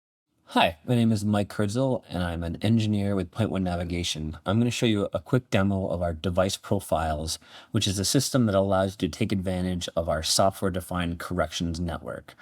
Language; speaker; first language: English; native; English